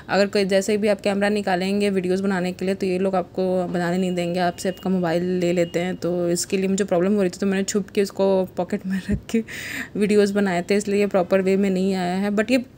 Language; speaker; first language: Hindi; native; Hindi